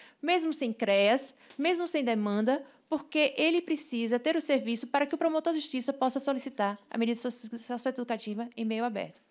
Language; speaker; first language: Portuguese; native; Portuguese